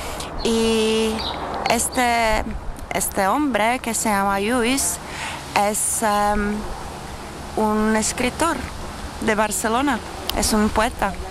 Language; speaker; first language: Spanish; non-native, fluent; Czech